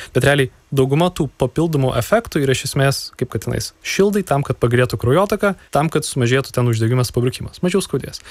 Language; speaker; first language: Lithuanian; native; Lithuanian